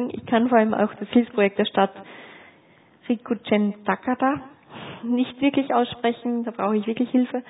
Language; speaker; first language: German; native; German